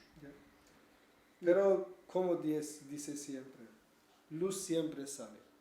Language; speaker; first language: Spanish; non-native, learner; Kurdish